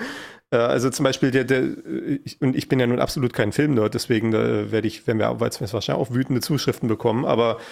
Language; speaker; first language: German; native; German